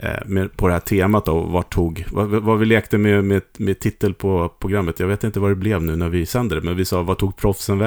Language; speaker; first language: Swedish; native; Swedish